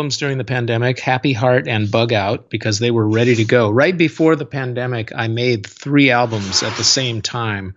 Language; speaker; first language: English; native; English